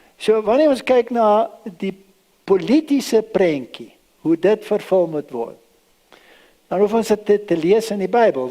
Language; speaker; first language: Afrikaans; early bilingual, other home language; German